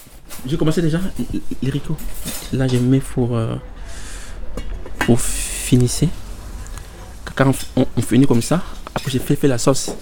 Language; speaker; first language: French; non-native, learner; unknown